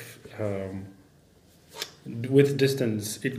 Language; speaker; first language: English; non-native, local second language; Nepali